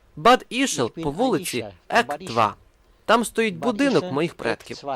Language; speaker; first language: Ukrainian; non-native, local second language; German